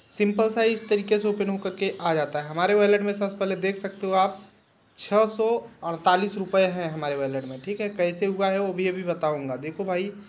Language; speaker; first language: Hindi; native; Hindi